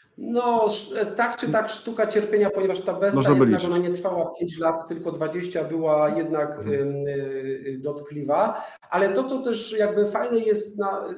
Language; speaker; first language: Polish; native; Polish